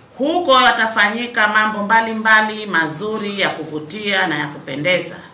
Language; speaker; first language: Swahili; native; Swahili